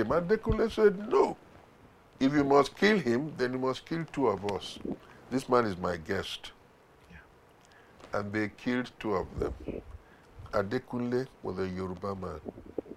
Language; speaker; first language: English; non-native, local second language; Igbo